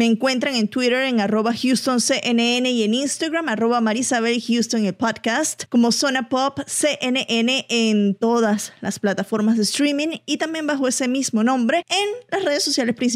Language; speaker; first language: Spanish; native; Spanish